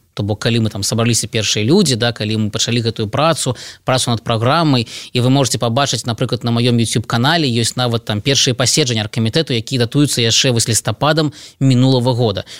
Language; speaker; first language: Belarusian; non-native, local second language; Russian